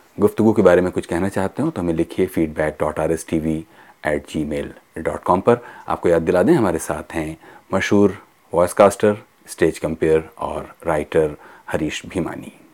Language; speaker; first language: Hindi; native; Hindi